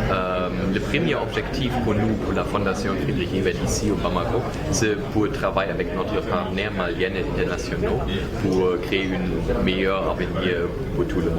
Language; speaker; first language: French; non-native, learner; German